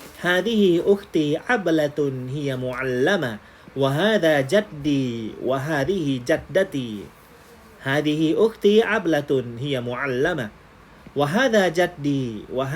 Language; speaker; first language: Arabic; non-native, fluent; Thai